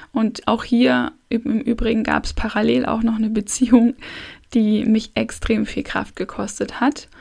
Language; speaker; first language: German; native; German